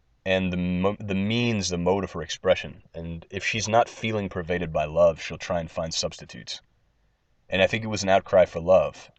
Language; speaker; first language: English; native; English